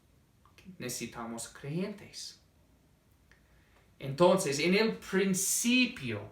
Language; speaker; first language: Spanish; non-native, fluent; English